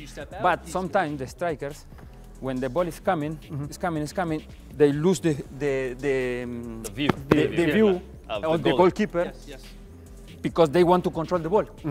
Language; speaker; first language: English; non-native, learner; Spanish